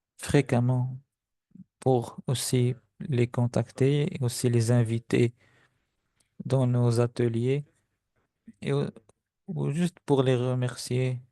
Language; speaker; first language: French; non-native, fluent; Spanish